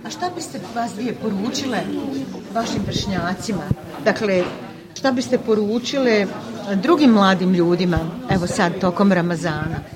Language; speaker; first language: Serbian; native; Serbian